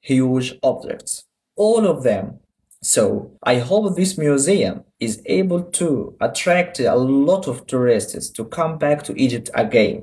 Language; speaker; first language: English; non-native, fluent; Arabic